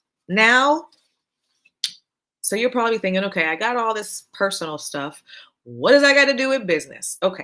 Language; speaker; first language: English; native; English